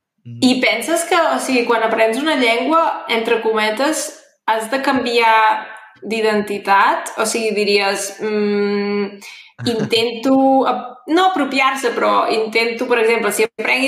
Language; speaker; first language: Catalan; native; Catalan